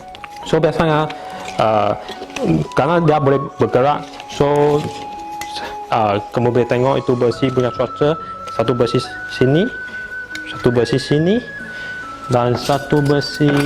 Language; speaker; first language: Indonesian; non-native, local second language; Chinese